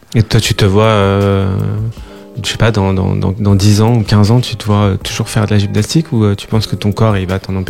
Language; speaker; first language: French; native; French